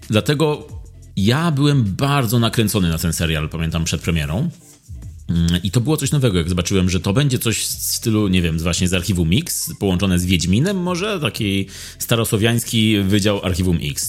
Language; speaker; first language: Polish; native; Polish